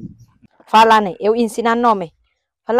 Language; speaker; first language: Portuguese; non-native, learner; Vietnamese